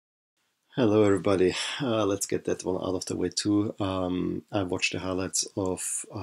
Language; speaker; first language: English; non-native, fluent; German